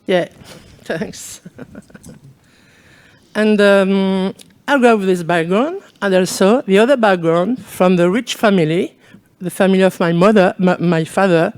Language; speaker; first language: English; non-native, learner; French